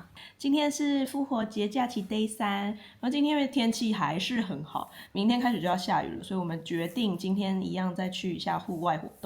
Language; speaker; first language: Chinese; non-native, fluent; Serbian